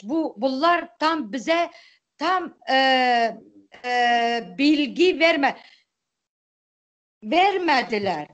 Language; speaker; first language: Turkish; non-native, local second language; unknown